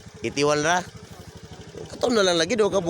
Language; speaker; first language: Filipino; native; Filipino